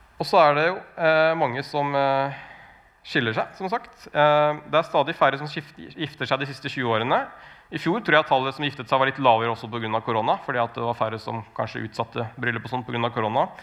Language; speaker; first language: Norwegian; native; Norwegian